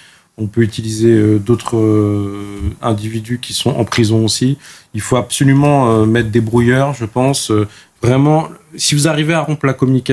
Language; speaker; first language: French; native; French